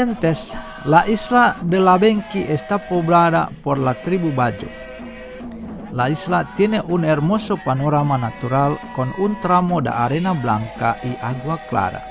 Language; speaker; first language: Spanish; non-native, fluent; Indonesian